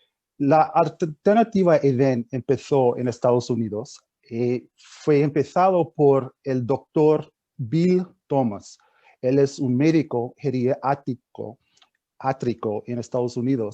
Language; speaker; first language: Spanish; non-native, fluent; English